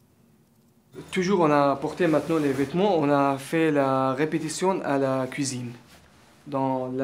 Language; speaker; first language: French; non-native, learner; Arabic